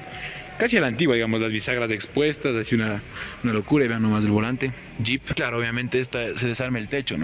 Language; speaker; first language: Spanish; native; Spanish